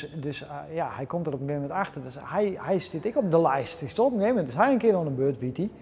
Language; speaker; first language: Dutch; non-native, local second language; Western Frisian